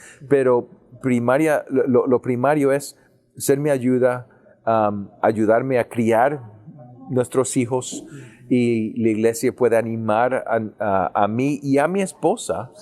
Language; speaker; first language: Spanish; early bilingual, heritage; English